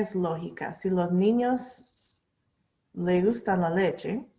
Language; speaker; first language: Spanish; non-native, fluent; English